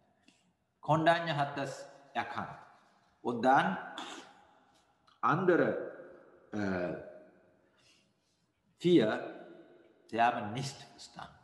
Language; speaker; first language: German; non-native, fluent; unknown